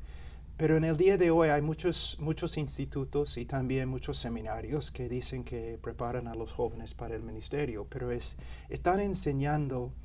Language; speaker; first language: Spanish; non-native, fluent; English